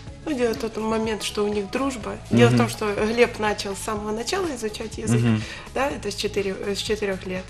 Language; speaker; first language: Russian; native; Russian